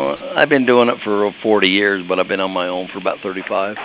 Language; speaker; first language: English; native; English